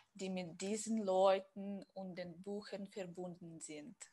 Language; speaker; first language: German; non-native, fluent; Russian